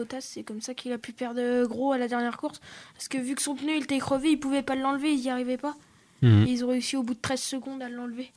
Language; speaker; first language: French; native; French